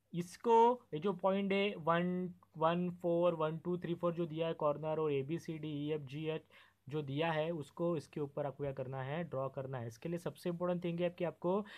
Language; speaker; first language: Hindi; non-native, local second language; Marathi